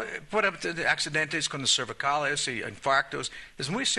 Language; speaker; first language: Spanish; non-native, learner; English